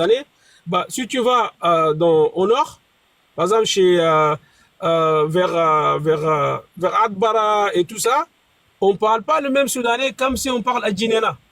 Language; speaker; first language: French; non-native, fluent; Arabic